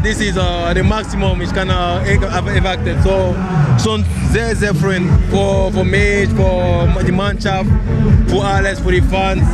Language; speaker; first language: German; non-native, learner; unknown